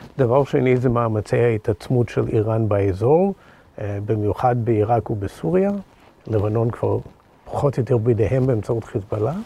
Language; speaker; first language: Hebrew; non-native, fluent; English